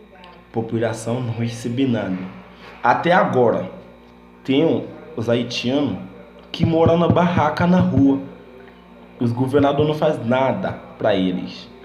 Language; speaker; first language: Portuguese; non-native, learner; Haitian Creole